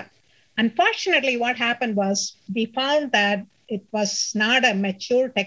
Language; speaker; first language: English; non-native, local second language; Tamil